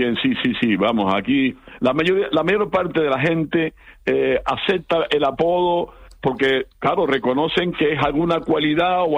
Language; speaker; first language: Spanish; native; Spanish